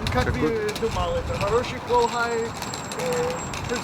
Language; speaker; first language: Russian; non-native, learner; English